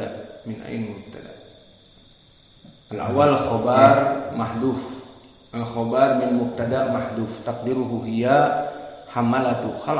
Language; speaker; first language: Arabic; non-native, fluent; Indonesian